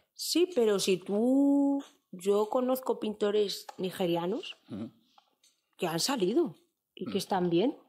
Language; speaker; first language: Spanish; native; Spanish